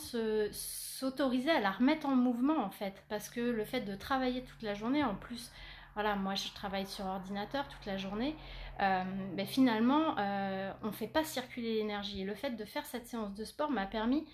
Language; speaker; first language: French; native; French